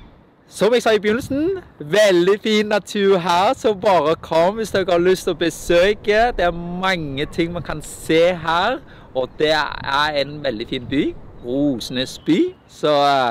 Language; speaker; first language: Norwegian; non-native, fluent; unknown